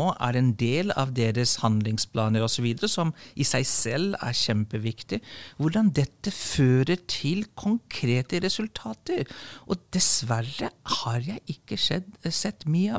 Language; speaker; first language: Norwegian; non-native, fluent; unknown